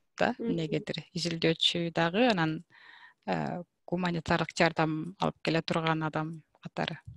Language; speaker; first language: Kyrgyz; native; Kyrgyz